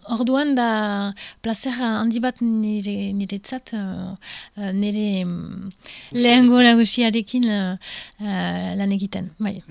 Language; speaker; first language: Basque; non-native, local second language; French